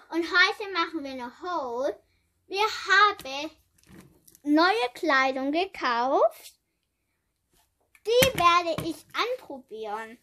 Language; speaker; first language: German; early bilingual, other home language; Filipino